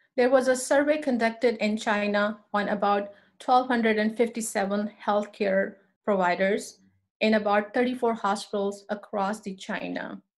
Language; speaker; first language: English; non-native, local second language; Urdu